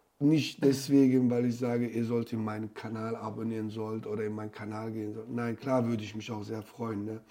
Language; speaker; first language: German; non-native, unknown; Turkish